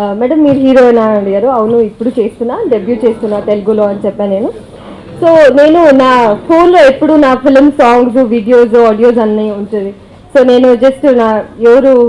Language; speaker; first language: Telugu; non-native, fluent; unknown